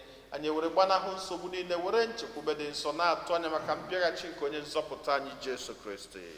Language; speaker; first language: Igbo; native; Igbo